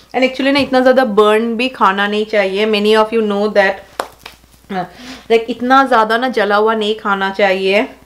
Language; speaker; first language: Hindi; non-native, local second language; Bangla